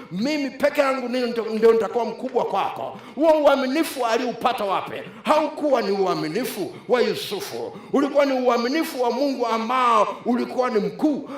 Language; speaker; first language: Swahili; native; Swahili